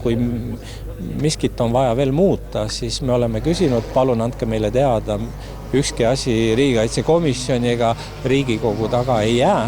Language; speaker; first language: Estonian; native; Estonian